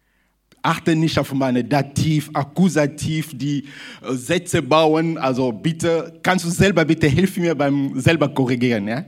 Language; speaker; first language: German; non-native, fluent; Lingala